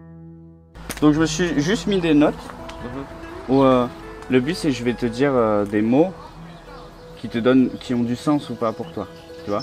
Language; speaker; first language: French; native; French